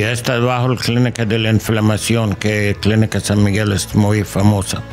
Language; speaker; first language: Spanish; non-native, fluent; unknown